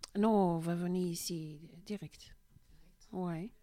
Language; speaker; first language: French; non-native, learner; Arabic